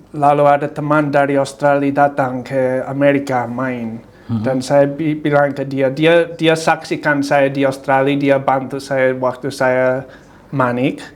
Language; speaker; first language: Indonesian; non-native, fluent; English